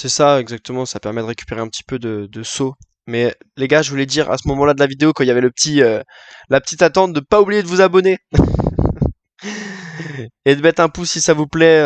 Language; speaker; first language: French; native; French